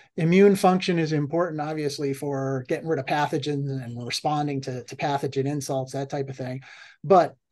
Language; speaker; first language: English; native; English